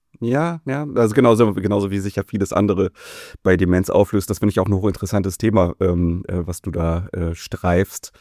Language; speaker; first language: German; native; German